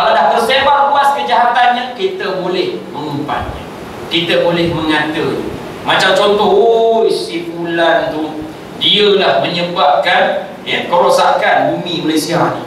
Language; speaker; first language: Malay; native; Malay